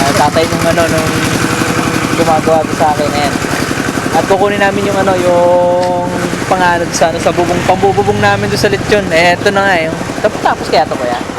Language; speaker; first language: Filipino; native; Filipino